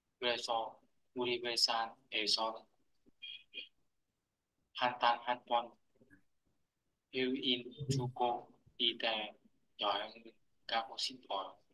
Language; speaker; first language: Korean; non-native, learner; Vietnamese